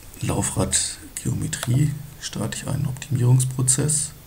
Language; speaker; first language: German; native; German